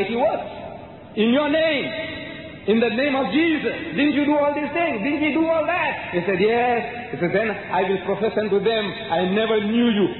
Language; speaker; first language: English; early bilingual, other home language; Gujarati